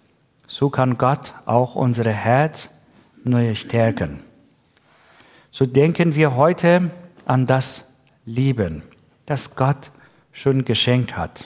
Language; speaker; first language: German; non-native, learner; Persian